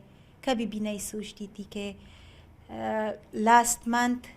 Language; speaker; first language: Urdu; non-native, learner; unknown